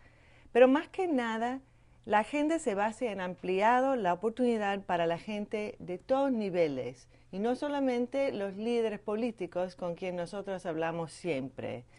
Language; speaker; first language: Spanish; non-native, fluent; English